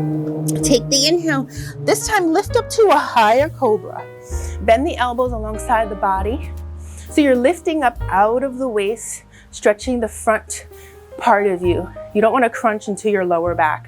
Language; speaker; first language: English; native; English